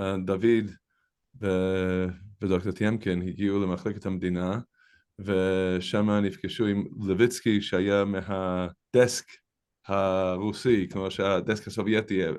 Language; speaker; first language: Hebrew; non-native, fluent; English